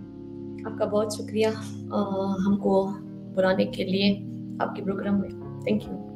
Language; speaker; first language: Hindi; non-native, fluent; Arabic